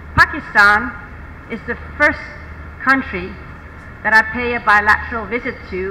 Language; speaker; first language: English; non-native, fluent; Dutch